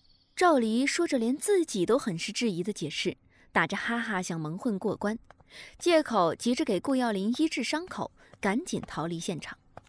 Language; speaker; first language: Chinese; native; Chinese